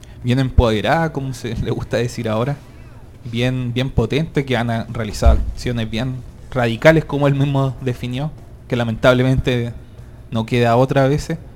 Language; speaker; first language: Spanish; native; Spanish